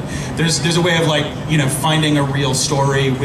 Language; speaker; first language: English; native; English